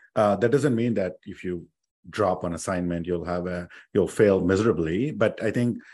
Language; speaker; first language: English; non-native, local second language; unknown